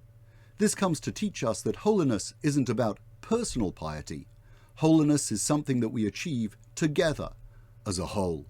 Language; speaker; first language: English; native; English